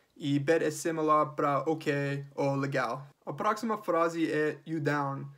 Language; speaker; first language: Portuguese; non-native, learner; English